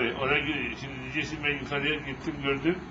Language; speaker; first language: Turkish; native; Turkish